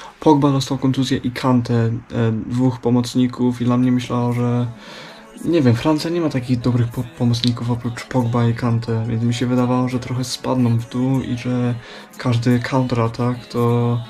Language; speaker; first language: Polish; early bilingual, heritage; Polish